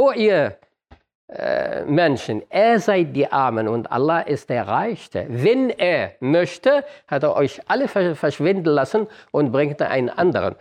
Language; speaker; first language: German; non-native, fluent; Arabic